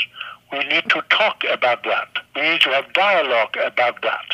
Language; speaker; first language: English; non-native, fluent; German